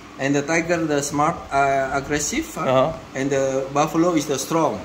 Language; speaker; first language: English; non-native, learner; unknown